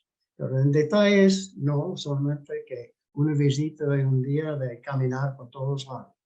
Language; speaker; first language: Spanish; non-native, fluent; English